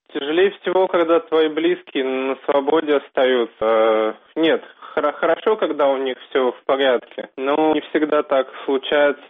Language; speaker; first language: Russian; native; Russian